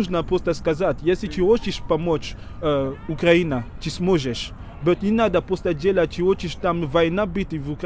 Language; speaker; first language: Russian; non-native, learner; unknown